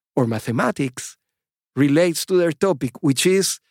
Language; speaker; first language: English; non-native, fluent; Spanish